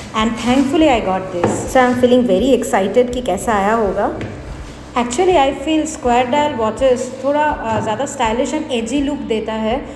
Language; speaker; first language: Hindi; non-native, local second language; Bangla